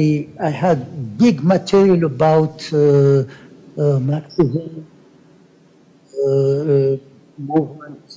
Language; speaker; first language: English; non-native, learner; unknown